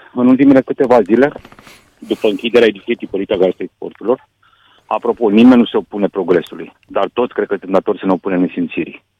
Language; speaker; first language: Romanian; non-native, local second language; Hungarian